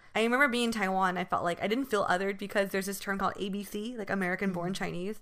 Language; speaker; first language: English; early bilingual, other home language; Chinese